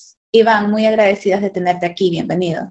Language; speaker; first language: Spanish; native; Spanish